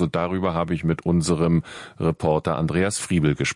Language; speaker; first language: German; native; German